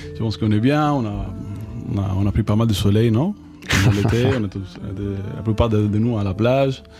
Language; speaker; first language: French; non-native, fluent; Spanish